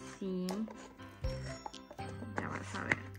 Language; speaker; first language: Spanish; native; Spanish